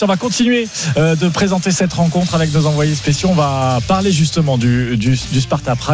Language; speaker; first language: French; native; French